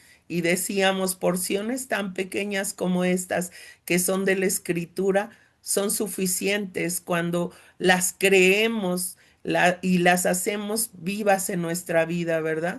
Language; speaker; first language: Spanish; native; Spanish